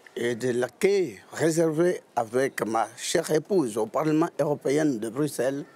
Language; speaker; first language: French; non-native, local second language; Lingala